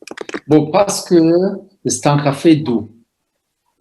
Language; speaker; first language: French; non-native, local second language; Rundi